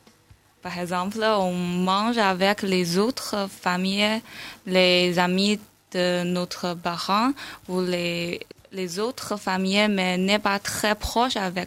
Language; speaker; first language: French; non-native, learner; Chinese